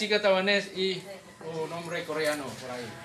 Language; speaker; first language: Spanish; non-native, learner; Indonesian